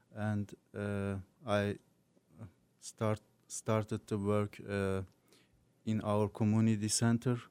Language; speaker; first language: English; non-native, learner; Turkish